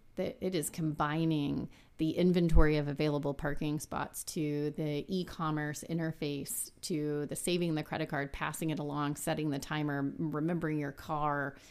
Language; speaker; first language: English; native; English